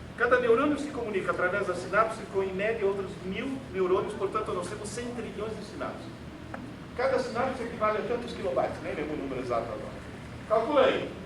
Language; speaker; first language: Portuguese; early bilingual, other home language; Italian